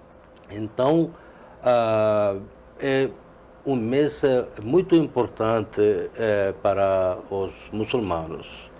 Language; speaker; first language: Portuguese; non-native, learner; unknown